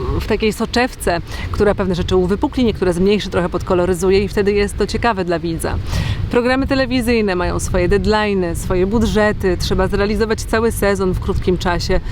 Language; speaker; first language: Polish; native; Polish